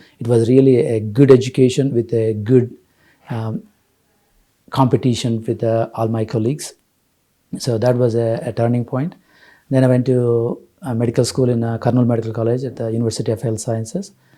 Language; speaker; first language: English; non-native, local second language; Telugu